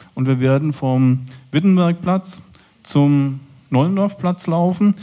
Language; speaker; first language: German; native; German